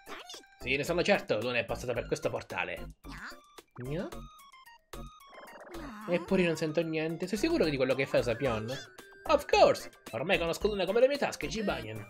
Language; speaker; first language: Italian; native; Italian